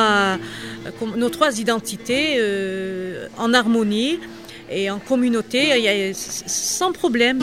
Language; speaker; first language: French; non-native, local second language; Kabyle